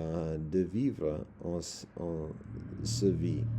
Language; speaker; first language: French; non-native, learner; English